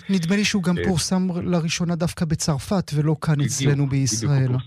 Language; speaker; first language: Hebrew; native; Hebrew